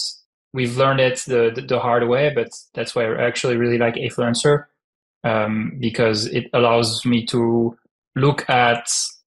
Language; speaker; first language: English; non-native, fluent; French